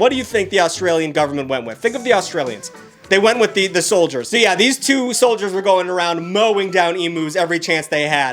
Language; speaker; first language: English; native; English